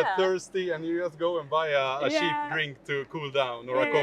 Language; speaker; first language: English; non-native, fluent; Swedish